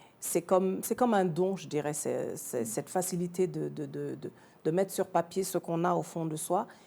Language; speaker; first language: French; early bilingual, other home language; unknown